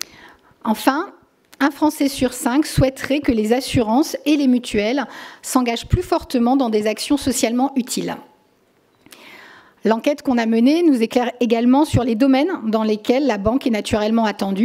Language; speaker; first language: French; native; French